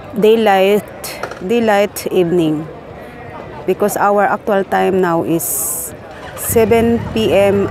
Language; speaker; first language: English; non-native, local second language; Kinaray-a